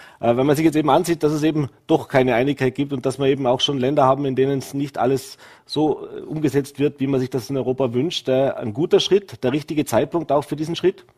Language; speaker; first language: German; native; German